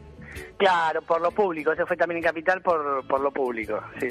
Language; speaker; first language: Spanish; native; Spanish